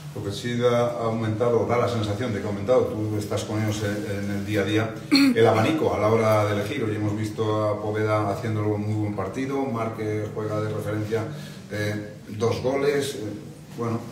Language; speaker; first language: Spanish; native; Spanish